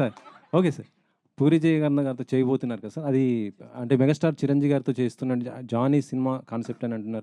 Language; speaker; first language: Telugu; native; Telugu